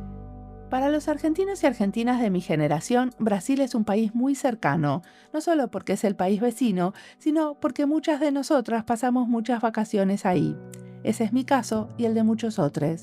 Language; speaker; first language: Spanish; native; Spanish